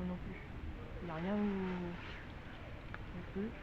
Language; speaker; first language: French; native; French